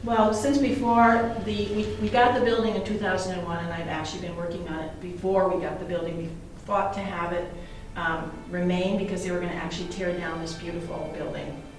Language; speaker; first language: English; native; English